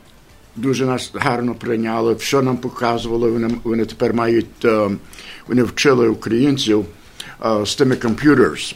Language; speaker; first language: Ukrainian; early bilingual, heritage; Ukrainian